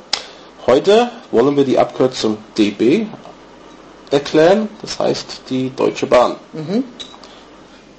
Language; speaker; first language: German; non-native, fluent; English